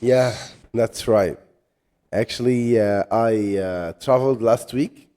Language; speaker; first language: English; non-native, fluent; Arabic